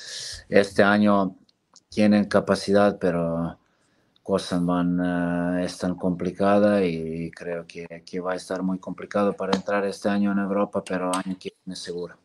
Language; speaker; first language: Spanish; non-native, fluent; Serbian